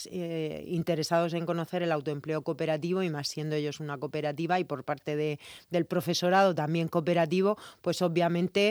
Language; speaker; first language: Spanish; native; Spanish